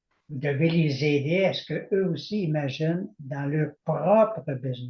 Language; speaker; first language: French; native; French